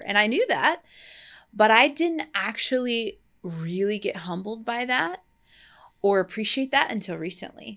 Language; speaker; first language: English; native; English